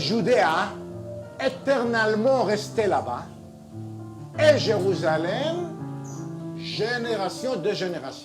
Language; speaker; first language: French; non-native, learner; Hebrew